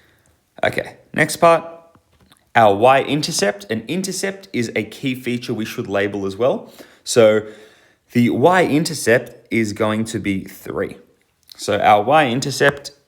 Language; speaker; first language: English; native; English